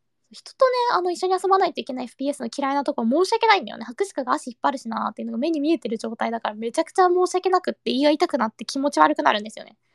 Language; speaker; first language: Japanese; early bilingual, heritage; Japanese